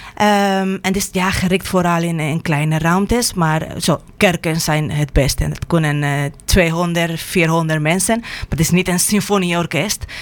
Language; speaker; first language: Dutch; non-native, fluent; Spanish